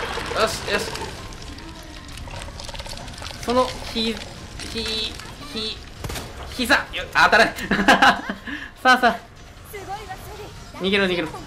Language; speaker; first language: Japanese; native; Japanese